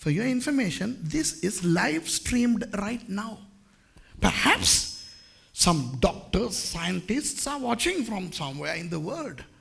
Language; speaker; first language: English; non-native, local second language; Tamil